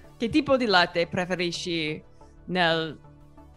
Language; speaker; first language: Italian; non-native, learner; English